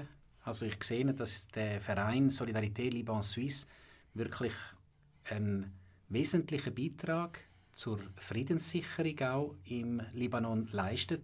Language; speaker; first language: German; native; German